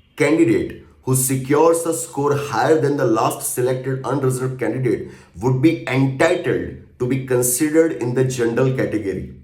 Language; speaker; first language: English; non-native, local second language; Gujarati